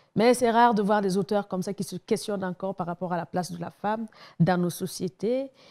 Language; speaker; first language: French; non-native, local second language; Mossi